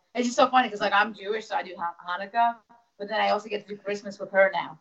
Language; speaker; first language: English; early bilingual, other home language; Russian